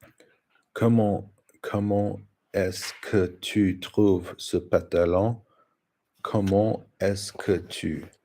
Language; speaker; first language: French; non-native, learner; English